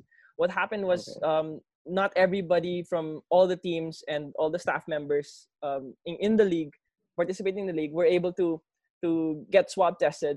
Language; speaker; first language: English; non-native, local second language; Filipino